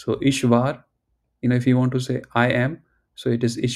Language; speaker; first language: German; non-native, fluent; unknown